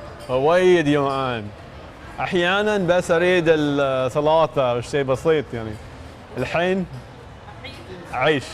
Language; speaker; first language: Arabic; non-native, learner; English